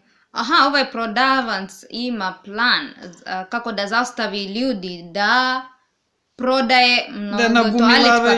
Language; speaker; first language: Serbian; non-native, learner; English